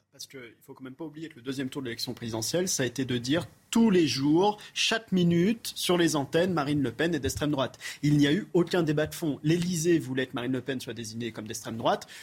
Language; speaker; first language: French; native; French